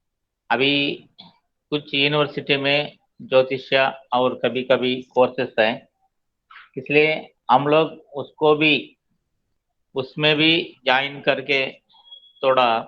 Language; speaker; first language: Hindi; non-native, local second language; Telugu